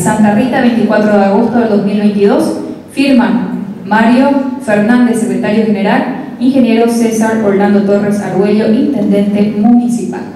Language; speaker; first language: Spanish; native; Spanish